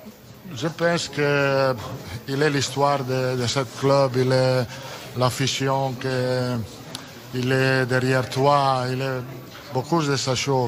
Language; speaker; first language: French; non-native, learner; Italian